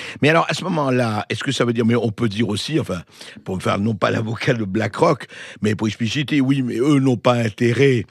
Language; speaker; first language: French; native; French